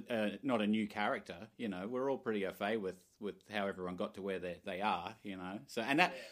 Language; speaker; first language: English; native; English